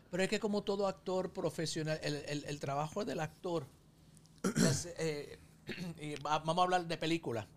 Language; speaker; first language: Spanish; early bilingual, heritage; Spanish